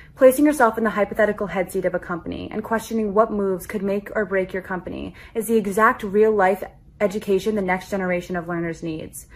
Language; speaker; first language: English; native; English